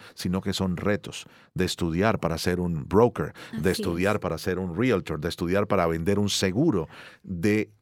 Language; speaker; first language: Spanish; native; Spanish